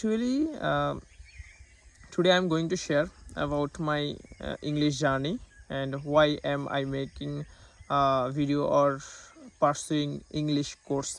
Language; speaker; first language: English; non-native, learner; Bangla